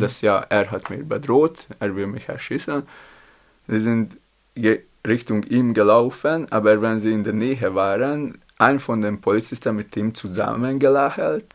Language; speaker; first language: German; non-native, learner; Latvian